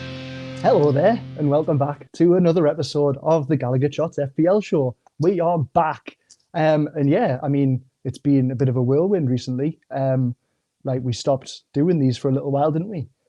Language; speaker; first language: English; native; English